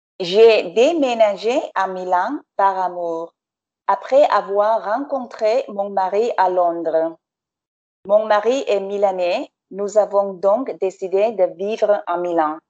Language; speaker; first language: French; non-native, fluent; English